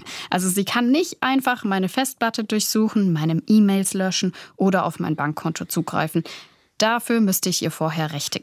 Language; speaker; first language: German; native; German